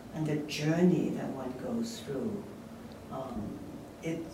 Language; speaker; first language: English; non-native, local second language; Cantonese